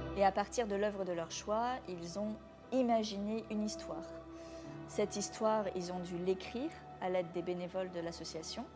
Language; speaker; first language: French; native; French